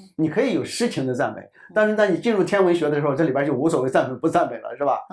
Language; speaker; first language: Chinese; native; Chinese